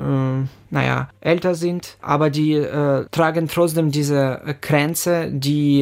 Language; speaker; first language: German; non-native, fluent; Ukrainian